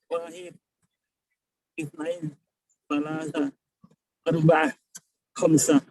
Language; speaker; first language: Arabic; non-native, learner; Indonesian